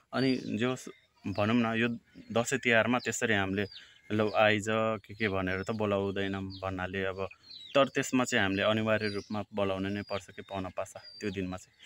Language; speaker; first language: Nepali; non-native, local second language; Dangaura Tharu